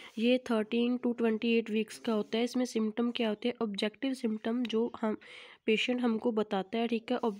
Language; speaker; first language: Hindi; non-native, local second language; Punjabi